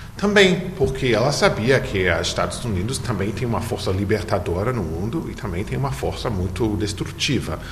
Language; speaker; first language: Portuguese; non-native, fluent; English